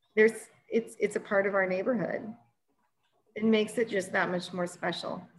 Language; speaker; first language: English; native; English